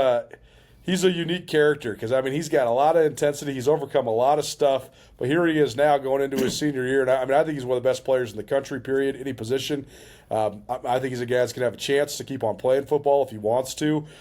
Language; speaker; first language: English; native; English